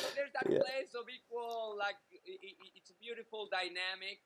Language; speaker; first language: English; native; English